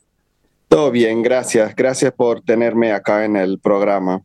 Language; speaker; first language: Spanish; non-native, fluent; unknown